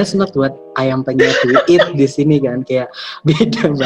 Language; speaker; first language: Indonesian; native; Indonesian